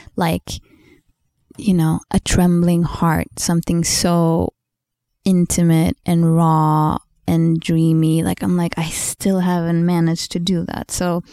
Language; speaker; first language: English; non-native, fluent; Swedish